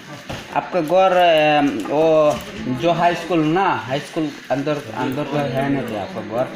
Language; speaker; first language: Hindi; non-native, local second language; Mizo